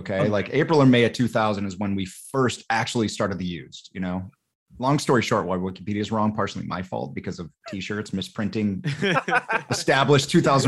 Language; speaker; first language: English; native; English